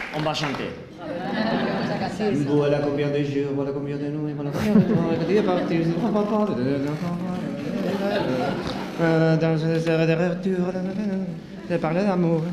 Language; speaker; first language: French; non-native, learner; Spanish